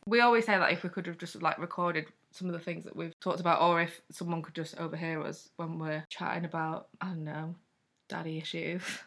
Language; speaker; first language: English; native; English